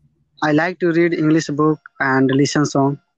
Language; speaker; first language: English; non-native, learner; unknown